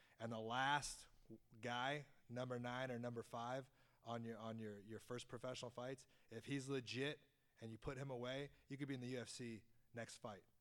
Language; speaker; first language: English; native; English